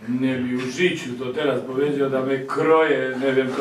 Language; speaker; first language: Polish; non-native, learner; Croatian